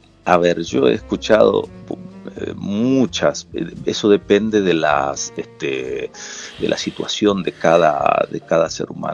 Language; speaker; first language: Spanish; non-native, local second language; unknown